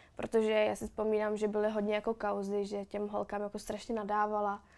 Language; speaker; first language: Czech; native; Czech